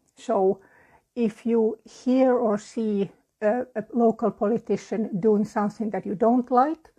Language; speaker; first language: English; non-native, fluent; Finnish